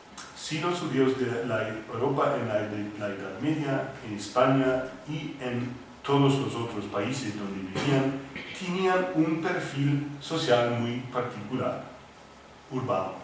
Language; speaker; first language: Spanish; non-native, fluent; English